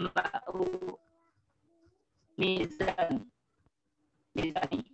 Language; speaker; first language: Arabic; non-native, learner; Indonesian